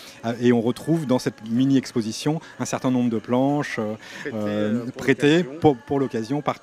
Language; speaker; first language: French; native; French